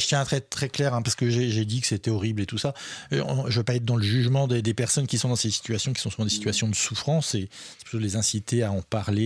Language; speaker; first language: French; native; French